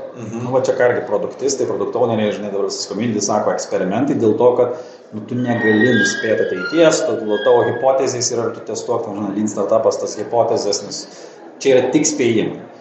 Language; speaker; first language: Lithuanian; native; Lithuanian